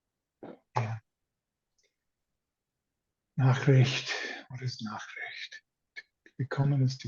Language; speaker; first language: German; non-native, learner; English